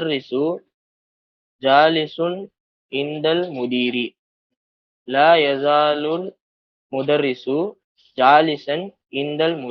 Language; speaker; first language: Arabic; non-native, learner; Tamil